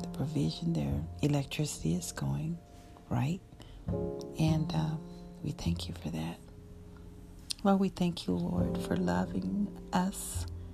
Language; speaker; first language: English; native; English